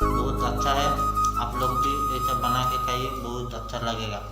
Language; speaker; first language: Hindi; non-native, local second language; Odia